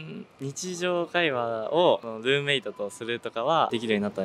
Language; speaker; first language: Japanese; native; Japanese